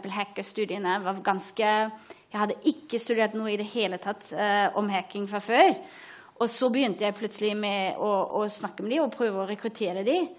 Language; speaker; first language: Norwegian; non-native, fluent; German